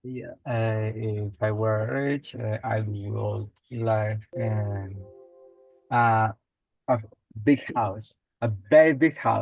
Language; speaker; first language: English; non-native, learner; Spanish